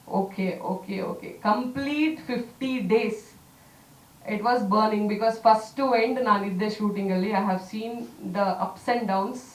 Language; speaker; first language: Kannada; native; Kannada